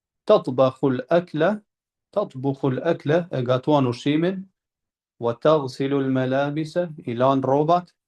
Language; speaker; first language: Arabic; non-native, fluent; Albanian